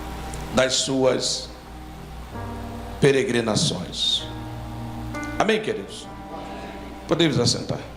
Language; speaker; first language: Portuguese; native; Portuguese